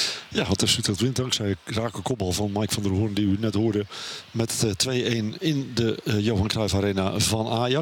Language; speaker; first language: Dutch; native; Dutch